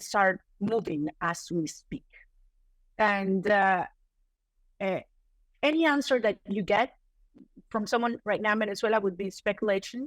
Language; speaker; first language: English; non-native, fluent; Spanish